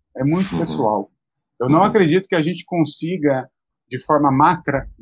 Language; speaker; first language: Portuguese; native; Portuguese